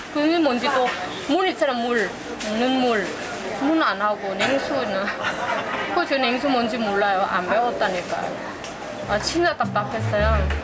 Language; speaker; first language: Korean; non-native, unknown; Vietnamese